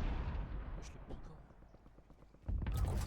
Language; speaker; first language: French; native; French